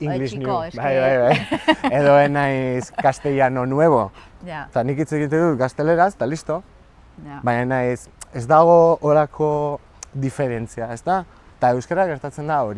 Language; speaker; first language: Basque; non-native, fluent; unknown